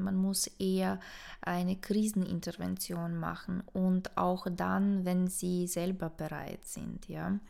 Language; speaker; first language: German; non-native, fluent; Ukrainian